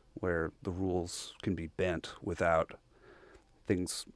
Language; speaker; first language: English; native; English